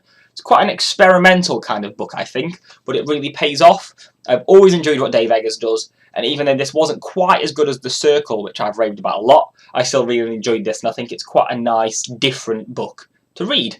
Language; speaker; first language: English; native; English